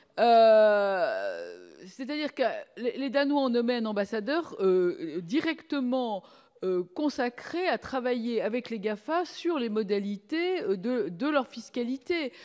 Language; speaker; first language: French; native; French